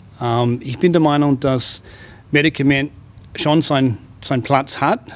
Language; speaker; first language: German; non-native, fluent; English